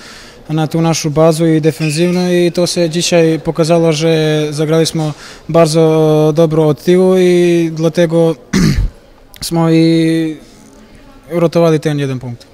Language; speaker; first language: Polish; non-native, fluent; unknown